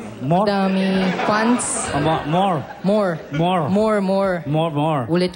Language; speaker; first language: Filipino; non-native, learner; Japanese